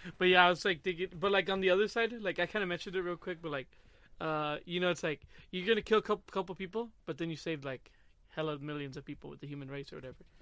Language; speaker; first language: English; native; English